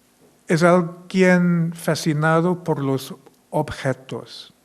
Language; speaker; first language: Spanish; non-native, fluent; English